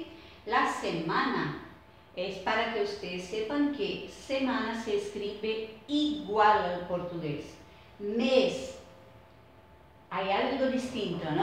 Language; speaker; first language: Spanish; non-native, fluent; Portuguese